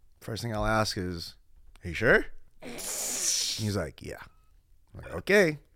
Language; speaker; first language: English; early bilingual, other home language; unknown